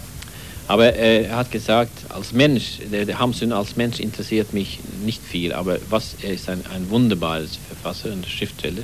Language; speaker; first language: German; non-native, fluent; Norwegian